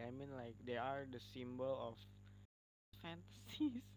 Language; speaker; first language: English; non-native, learner; Indonesian